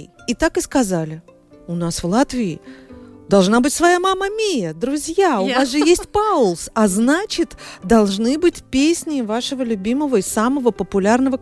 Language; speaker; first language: Russian; native; Russian